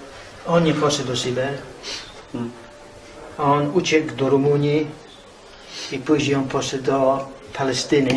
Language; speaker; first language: Polish; early bilingual, heritage; English